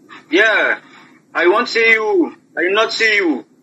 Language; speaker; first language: English; non-native, learner; French